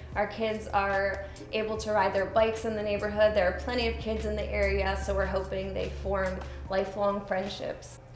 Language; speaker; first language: English; native; English